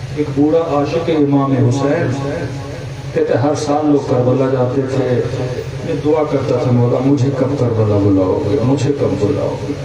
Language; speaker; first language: Urdu; non-native, local second language; Sindhi